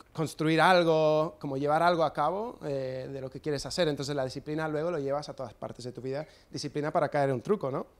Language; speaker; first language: Spanish; non-native, fluent; English